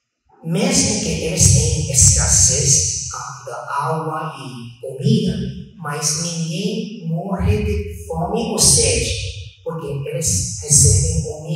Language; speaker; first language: Portuguese; non-native, fluent; Chinese